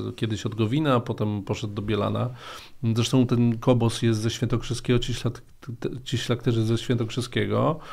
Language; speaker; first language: Polish; native; Polish